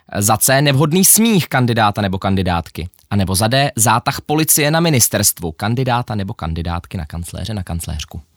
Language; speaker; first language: Czech; early bilingual, other home language; Ukrainian